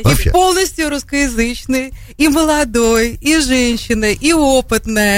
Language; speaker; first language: Russian; native; Russian